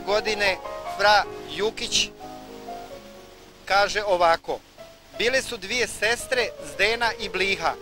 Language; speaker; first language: Bosnian; native; Bosnian